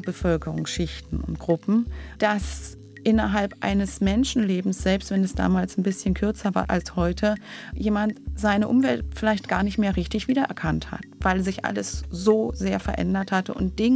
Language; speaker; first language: German; native; German